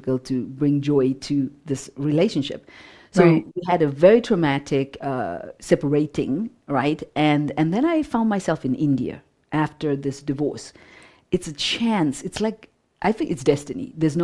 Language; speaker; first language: English; non-native, local second language; Shona